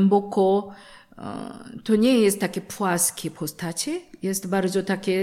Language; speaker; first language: Polish; non-native, learner; Korean